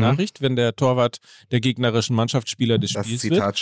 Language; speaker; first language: German; native; German